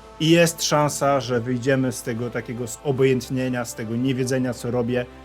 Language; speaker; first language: Polish; native; Polish